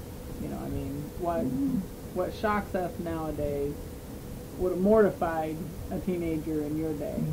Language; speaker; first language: English; native; English